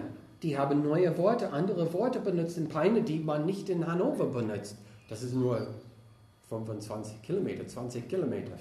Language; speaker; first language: German; non-native, fluent; English